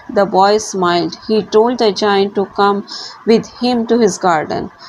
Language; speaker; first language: English; non-native, local second language; Hindi